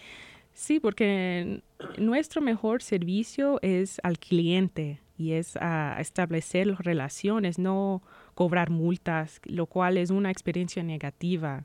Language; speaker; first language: Spanish; early bilingual, heritage; Spanish